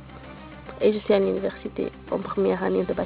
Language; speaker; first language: French; non-native, local second language; Portuguese